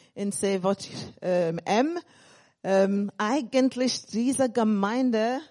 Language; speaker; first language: German; non-native, fluent; English